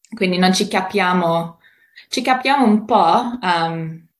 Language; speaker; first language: Italian; non-native, fluent; English